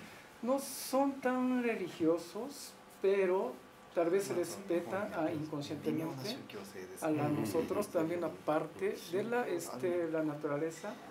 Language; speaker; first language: Spanish; non-native, learner; Japanese